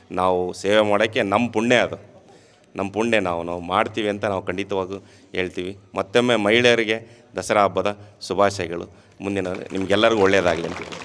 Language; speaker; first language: Kannada; native; Kannada